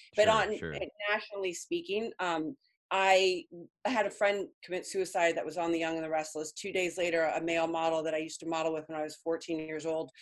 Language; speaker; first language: English; early bilingual, other home language; Spanish